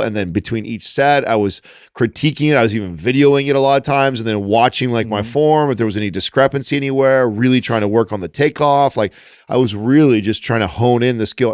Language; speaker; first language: English; native; English